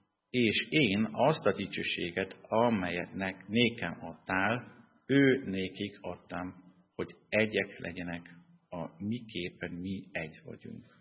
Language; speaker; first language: Hungarian; non-native, fluent; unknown